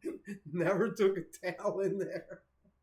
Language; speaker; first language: English; native; English